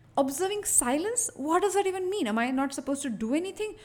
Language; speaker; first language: English; non-native, local second language; Hindi